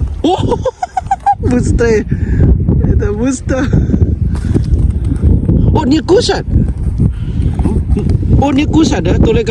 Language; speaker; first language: Russian; non-native, learner; Lao